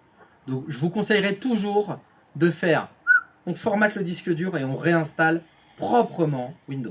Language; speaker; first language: French; native; French